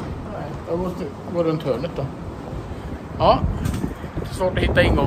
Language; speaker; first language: Swedish; native; Swedish